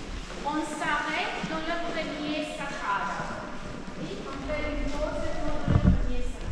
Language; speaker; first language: French; non-native, fluent; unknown